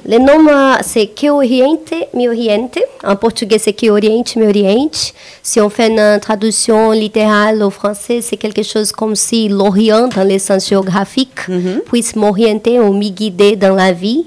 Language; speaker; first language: French; non-native, fluent; Portuguese